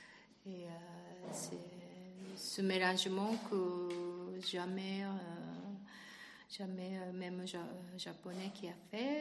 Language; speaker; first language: French; non-native, learner; Japanese